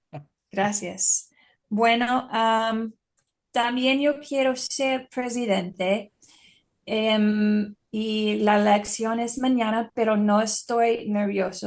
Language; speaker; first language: Spanish; non-native, learner; English